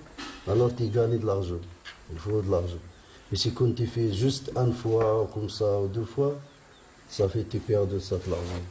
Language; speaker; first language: French; non-native, learner; Arabic